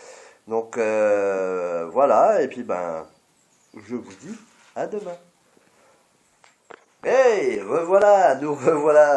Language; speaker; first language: French; native; French